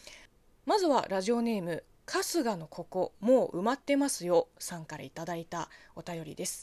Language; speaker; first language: Japanese; non-native, fluent; Chinese